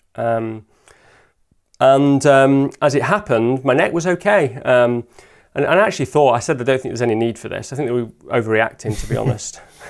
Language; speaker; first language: English; native; English